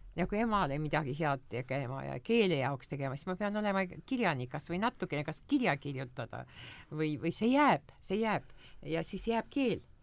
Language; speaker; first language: Estonian; non-native, local second language; Russian